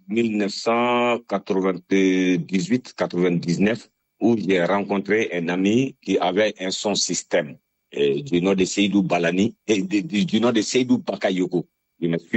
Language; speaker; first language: French; non-native, local second language; Bambara